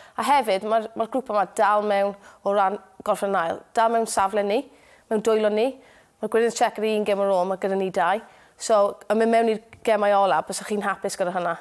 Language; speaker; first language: Welsh; native; Welsh